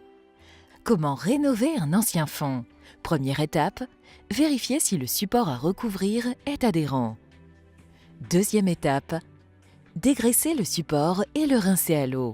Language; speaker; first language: French; native; French